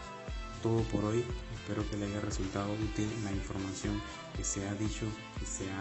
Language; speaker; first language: Spanish; native; Spanish